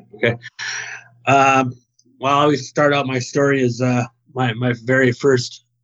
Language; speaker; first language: English; native; English